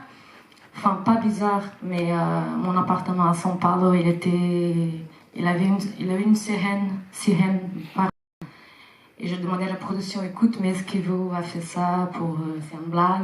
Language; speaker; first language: French; non-native, fluent; Portuguese